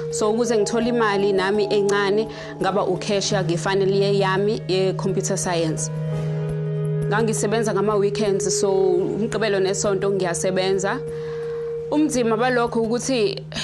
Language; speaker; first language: Zulu; native; Zulu